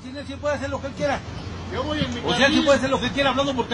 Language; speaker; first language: Spanish; native; Spanish